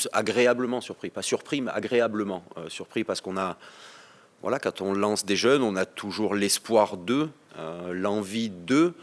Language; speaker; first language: French; native; French